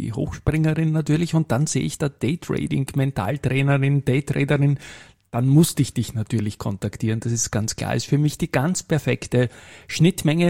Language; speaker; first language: German; native; German